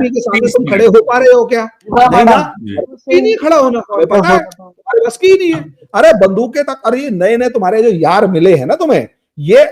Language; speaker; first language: Hindi; native; Hindi